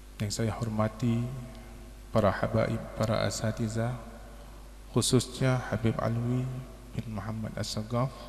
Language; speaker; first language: Malay; native; Malay